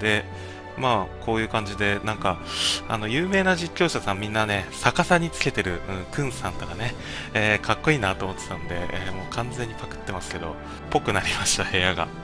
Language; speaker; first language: Japanese; native; Japanese